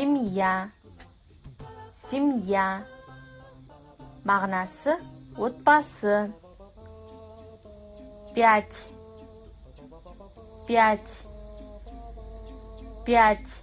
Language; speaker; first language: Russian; non-native, fluent; Kazakh